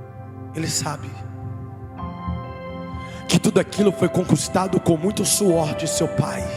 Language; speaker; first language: Portuguese; native; Portuguese